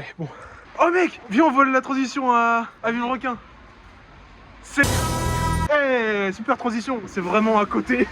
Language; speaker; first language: French; native; French